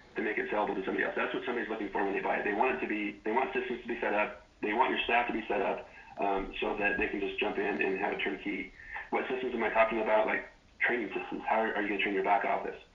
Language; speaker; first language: English; native; English